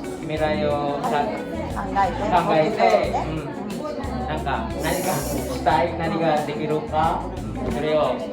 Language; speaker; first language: Japanese; non-native, learner; Filipino